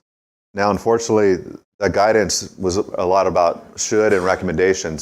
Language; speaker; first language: English; native; English